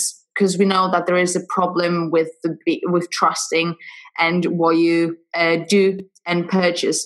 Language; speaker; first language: English; non-native, fluent; Polish